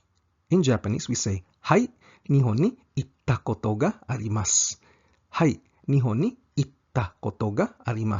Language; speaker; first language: Japanese; non-native, fluent; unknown